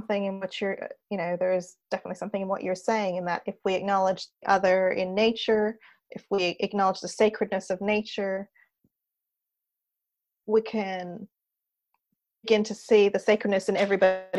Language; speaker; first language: English; native; English